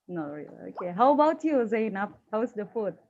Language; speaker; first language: English; non-native, fluent; Indonesian